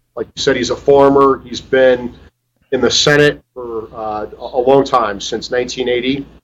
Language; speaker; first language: English; native; English